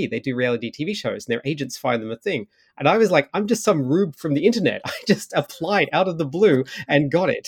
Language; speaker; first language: English; native; English